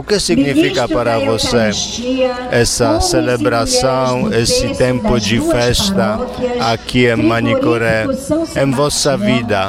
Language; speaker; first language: Portuguese; non-native, fluent; Polish